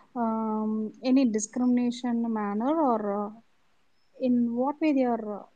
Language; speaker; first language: English; non-native, local second language; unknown